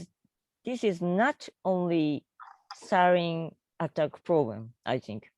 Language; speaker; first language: English; non-native, learner; Japanese